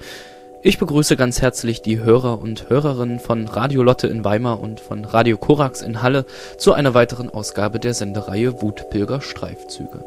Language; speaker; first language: German; native; German